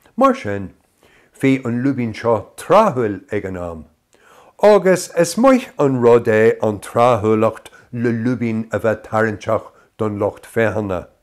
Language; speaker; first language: Irish; native; Irish